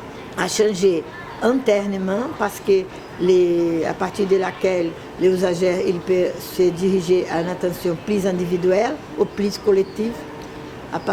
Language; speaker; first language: French; non-native, fluent; Portuguese